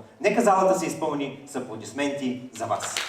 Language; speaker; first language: Bulgarian; native; Bulgarian